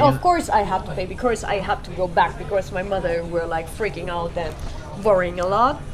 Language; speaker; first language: English; non-native, fluent; German